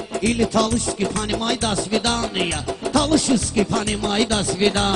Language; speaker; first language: Russian; non-native, learner; Talysh